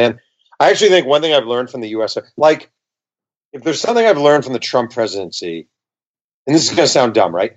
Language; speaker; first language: English; native; English